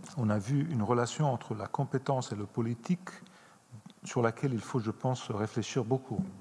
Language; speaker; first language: French; non-native, fluent; Italian